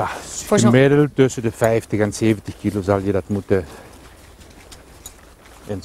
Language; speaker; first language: Dutch; native; Dutch